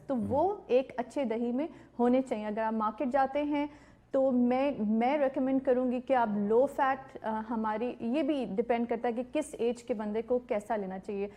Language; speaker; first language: Urdu; native; Urdu